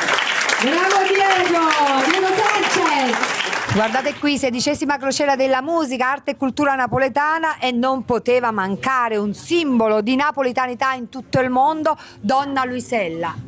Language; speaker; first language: Italian; native; Italian